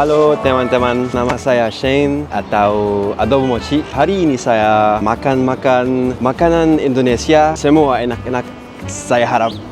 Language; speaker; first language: Indonesian; non-native, learner; Filipino